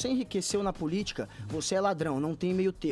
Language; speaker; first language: Portuguese; native; Portuguese